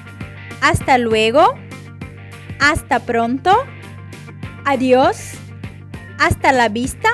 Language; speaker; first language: Spanish; non-native, fluent; Portuguese